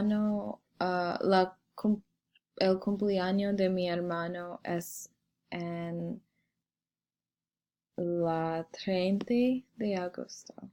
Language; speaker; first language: Spanish; non-native, learner; English